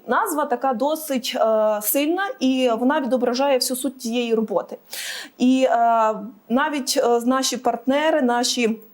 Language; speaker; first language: Ukrainian; native; Ukrainian